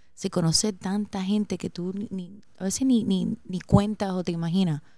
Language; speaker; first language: Spanish; native; Spanish